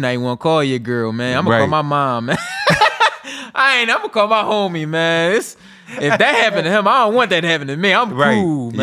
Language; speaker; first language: English; native; English